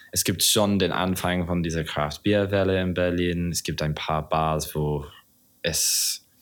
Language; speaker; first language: German; non-native, fluent; English